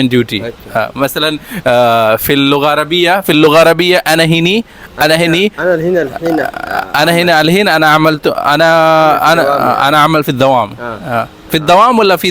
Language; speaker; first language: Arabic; non-native, learner; Hindi